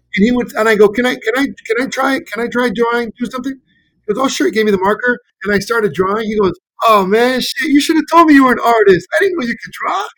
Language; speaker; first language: English; native; English